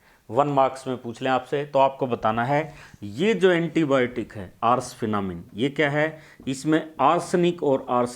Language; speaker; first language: Hindi; native; Hindi